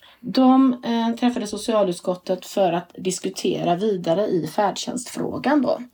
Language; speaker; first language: Swedish; native; Swedish